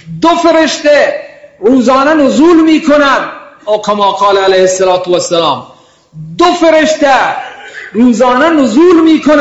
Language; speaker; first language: Persian; non-native, local second language; Baluchi